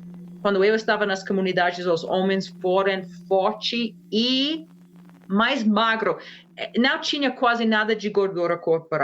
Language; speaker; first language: Portuguese; non-native, fluent; English